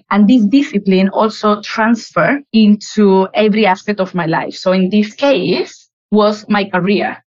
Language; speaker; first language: English; non-native, fluent; Spanish